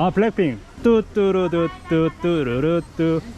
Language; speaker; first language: English; non-native, learner; Korean